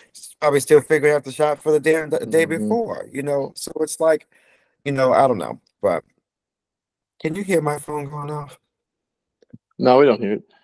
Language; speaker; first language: English; native; English